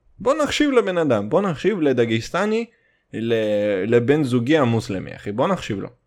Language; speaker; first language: Hebrew; native; Hebrew